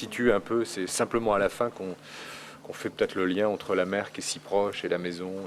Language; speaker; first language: French; native; French